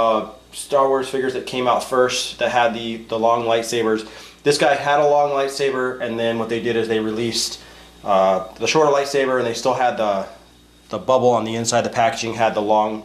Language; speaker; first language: English; native; English